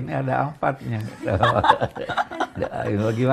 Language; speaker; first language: Indonesian; native; Indonesian